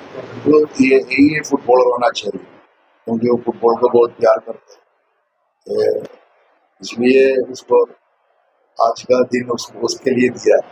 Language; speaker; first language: Hindi; non-native, local second language; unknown